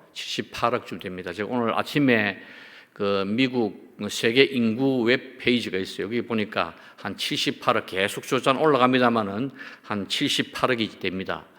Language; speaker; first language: Korean; native; Korean